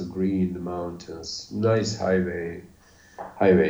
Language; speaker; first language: English; non-native, fluent; Bosnian